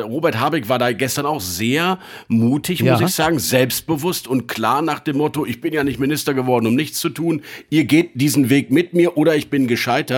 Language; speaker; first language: German; native; German